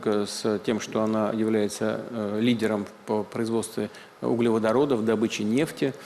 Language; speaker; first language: Russian; native; Russian